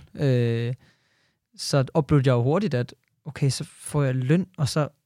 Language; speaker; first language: Danish; native; Danish